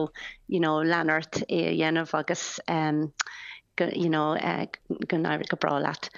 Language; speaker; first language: Irish; non-native, local second language; English